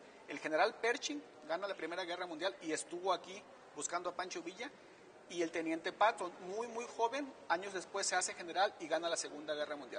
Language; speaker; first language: Spanish; native; Spanish